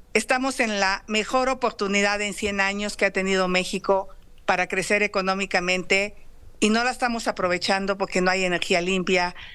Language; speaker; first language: Spanish; native; Spanish